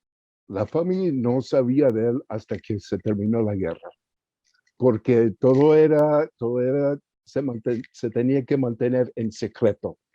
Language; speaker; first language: Spanish; early bilingual, heritage; Spanish